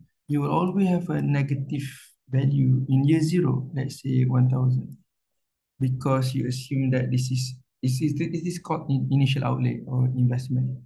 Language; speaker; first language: English; non-native, local second language; Malay